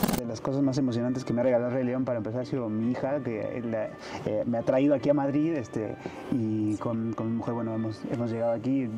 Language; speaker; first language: Spanish; native; Spanish